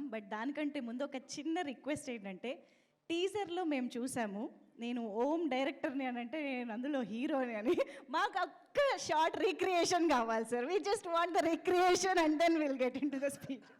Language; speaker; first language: Telugu; native; Telugu